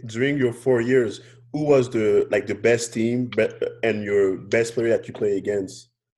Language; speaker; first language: English; non-native, fluent; French